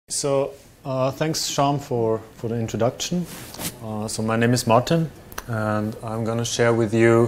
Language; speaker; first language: English; non-native, fluent; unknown